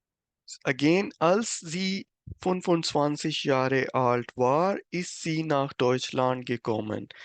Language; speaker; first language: German; non-native, fluent; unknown